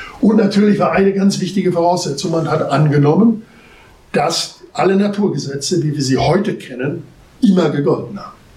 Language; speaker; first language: German; native; German